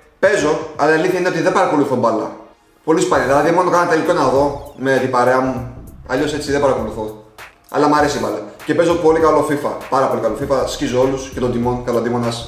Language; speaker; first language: Greek; early bilingual, other home language; Russian